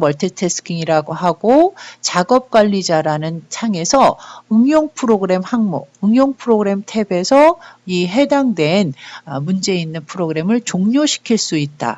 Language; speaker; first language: Korean; native; Korean